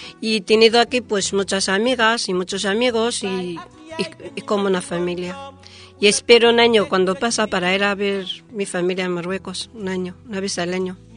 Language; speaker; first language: Spanish; non-native, fluent; Arabic